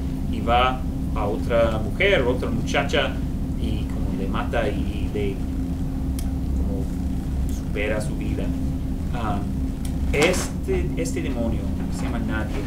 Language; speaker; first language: Spanish; non-native, fluent; English